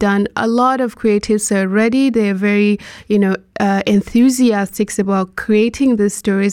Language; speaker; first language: English; non-native, local second language; Hausa